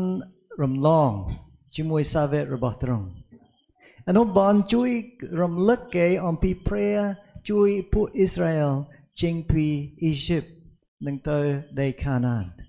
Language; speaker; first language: Khmer; non-native, fluent; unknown